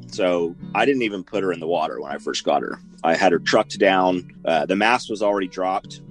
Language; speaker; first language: English; native; English